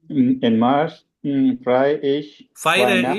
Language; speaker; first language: German; non-native, learner; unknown